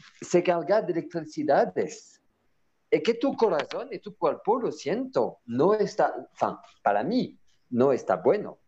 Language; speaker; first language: Spanish; non-native, learner; French